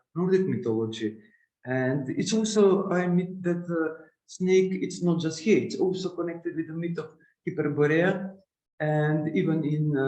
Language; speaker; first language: English; non-native, learner; Macedonian